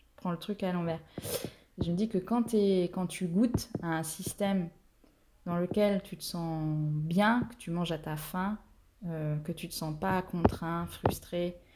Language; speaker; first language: French; native; French